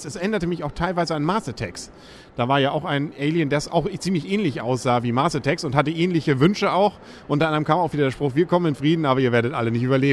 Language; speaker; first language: German; native; German